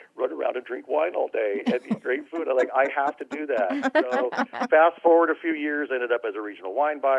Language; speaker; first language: English; native; English